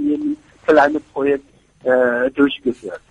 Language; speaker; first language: German; non-native, fluent; Persian